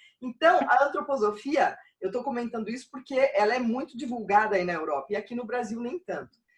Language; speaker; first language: Portuguese; native; Portuguese